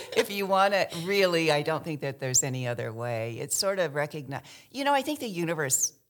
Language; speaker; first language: English; early bilingual, other home language; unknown